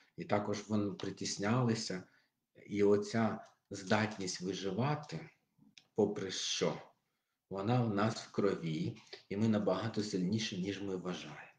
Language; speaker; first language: Ukrainian; non-native, local second language; Russian